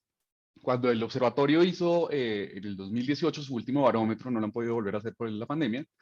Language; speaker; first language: Spanish; native; Spanish